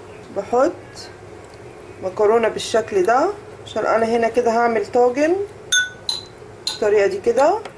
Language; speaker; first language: Arabic; native; Arabic